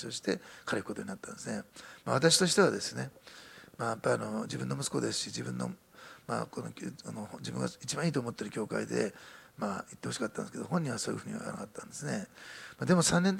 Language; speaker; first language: Japanese; native; Japanese